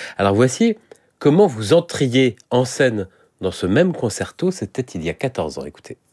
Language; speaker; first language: French; native; French